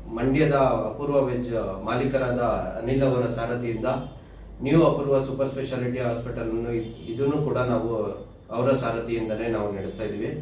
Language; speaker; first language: Kannada; native; Kannada